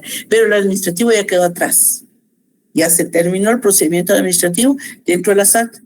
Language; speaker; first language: Spanish; native; Spanish